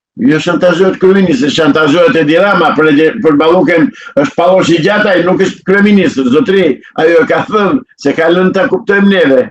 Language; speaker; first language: Albanian; native; Albanian